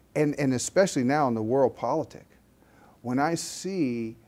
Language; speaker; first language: English; native; English